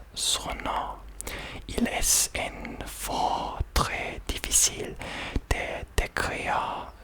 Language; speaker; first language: French; non-native, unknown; Serbian